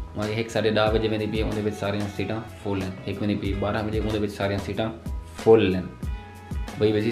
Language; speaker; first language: Punjabi; non-native, local second language; Saraiki